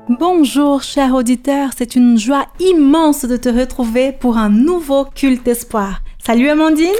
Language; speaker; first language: French; native; French